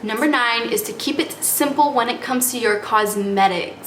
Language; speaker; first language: English; native; English